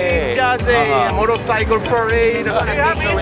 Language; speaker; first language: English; non-native, fluent; Spanish